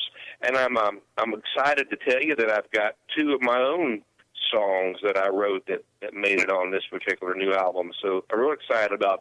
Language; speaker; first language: English; native; English